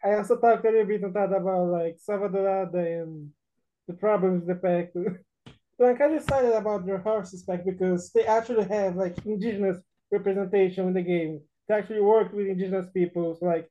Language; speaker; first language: English; non-native, fluent; Portuguese